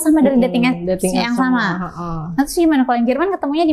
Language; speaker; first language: Indonesian; native; Indonesian